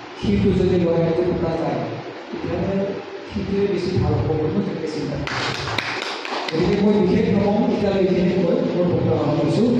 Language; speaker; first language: Assamese; non-native, local second language; Karbi